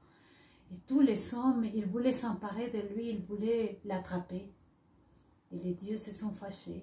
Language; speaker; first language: French; non-native, fluent; Spanish